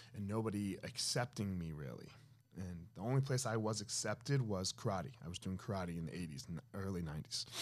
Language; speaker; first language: English; native; English